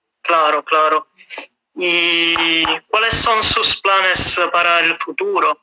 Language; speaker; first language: Spanish; non-native, fluent; Italian